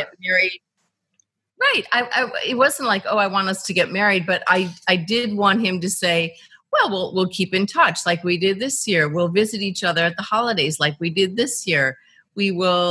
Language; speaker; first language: English; native; English